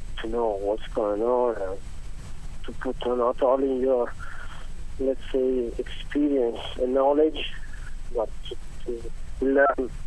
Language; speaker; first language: English; non-native, learner; Italian